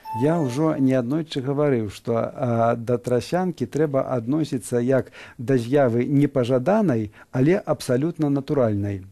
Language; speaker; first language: Belarusian; native; Belarusian